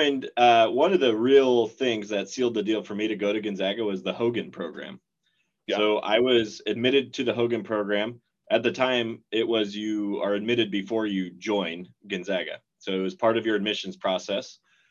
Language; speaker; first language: English; native; English